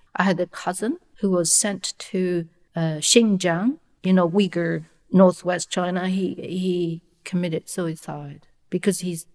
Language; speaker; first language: English; non-native, fluent; Chinese